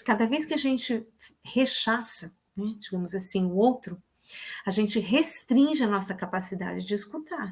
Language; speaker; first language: Portuguese; native; Portuguese